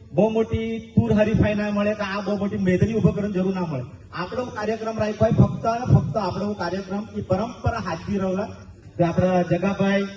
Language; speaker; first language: Gujarati; non-native, local second language; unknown